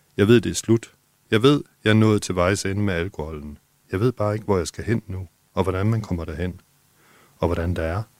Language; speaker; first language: Danish; native; Danish